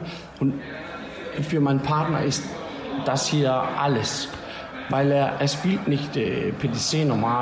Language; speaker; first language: German; non-native, learner; Danish